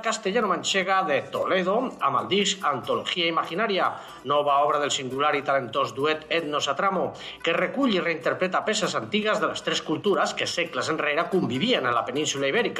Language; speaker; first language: Catalan; native; Catalan